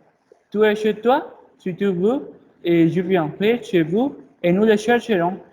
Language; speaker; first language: French; non-native, learner; Spanish